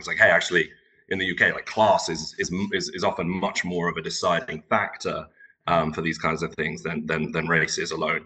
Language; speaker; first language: English; non-native, local second language; Turkish